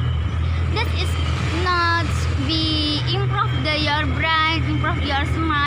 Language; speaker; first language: English; non-native, learner; Indonesian